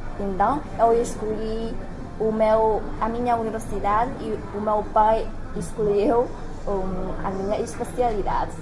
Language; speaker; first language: Portuguese; non-native, learner; Chinese